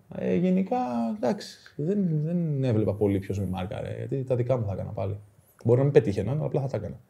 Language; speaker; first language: Greek; native; Greek